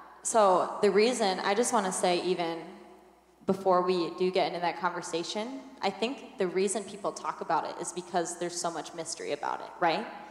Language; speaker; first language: English; native; English